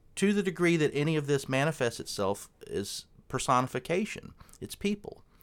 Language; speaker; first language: English; native; English